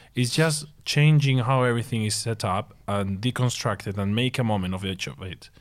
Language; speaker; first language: English; non-native, fluent; Spanish